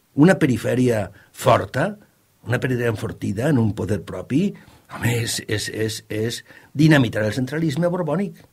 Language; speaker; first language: Catalan; native; Catalan